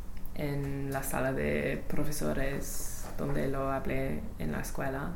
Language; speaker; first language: Spanish; non-native, learner; English